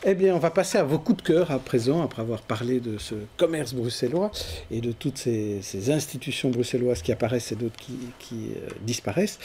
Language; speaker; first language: French; native; French